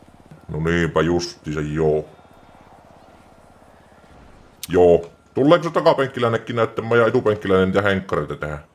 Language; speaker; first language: Finnish; native; Finnish